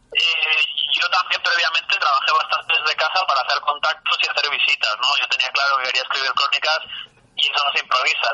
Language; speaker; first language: Spanish; native; Spanish